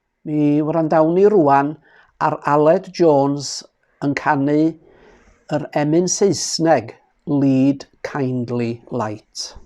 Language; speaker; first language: Welsh; native; Welsh